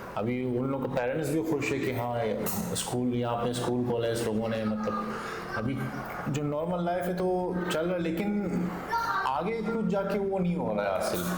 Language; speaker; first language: Urdu; non-native, local second language; Hazaragi